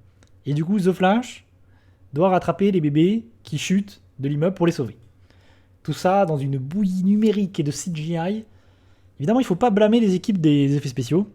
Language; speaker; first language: French; native; French